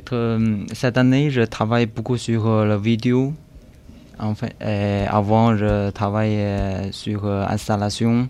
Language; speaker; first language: French; non-native, learner; Chinese